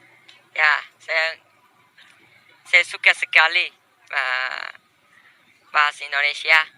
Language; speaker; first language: Indonesian; non-native, learner; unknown